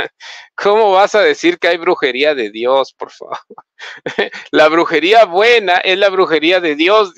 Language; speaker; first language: Spanish; native; Spanish